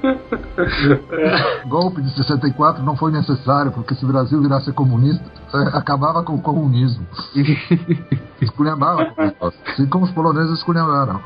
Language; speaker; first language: Portuguese; early bilingual, other home language; Polish